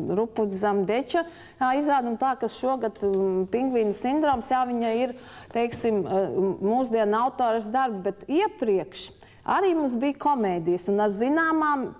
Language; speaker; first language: Latvian; native; Latvian